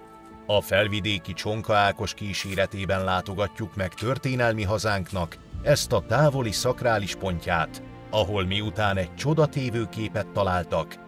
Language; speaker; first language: Hungarian; native; Hungarian